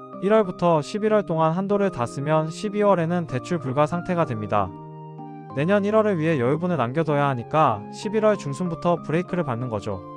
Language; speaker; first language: Korean; native; Korean